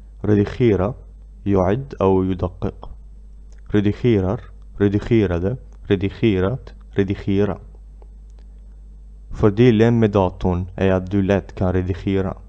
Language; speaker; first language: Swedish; non-native, fluent; Arabic